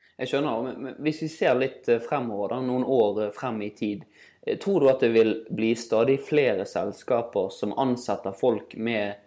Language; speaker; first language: Norwegian; native; Norwegian